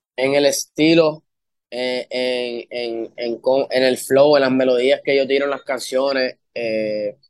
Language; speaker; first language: Spanish; early bilingual, heritage; Spanish